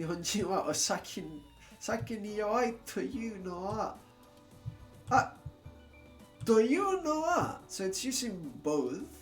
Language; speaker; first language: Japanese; non-native, learner; English